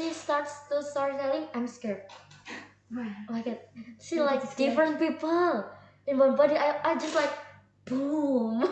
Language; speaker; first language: English; non-native, learner; Indonesian